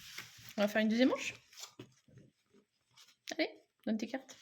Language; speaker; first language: French; native; French